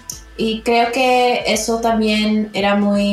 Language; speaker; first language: Spanish; early bilingual, heritage; Spanish